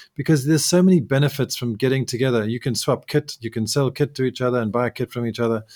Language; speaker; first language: English; native; English